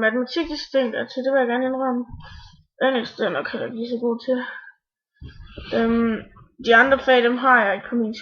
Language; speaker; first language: Danish; native; Danish